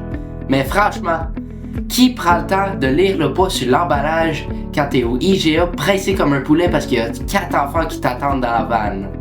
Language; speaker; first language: French; native; French